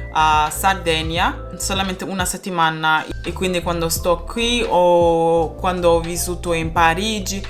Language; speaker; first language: Italian; non-native, learner; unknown